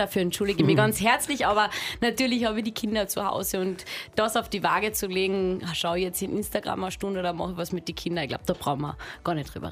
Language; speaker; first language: German; native; German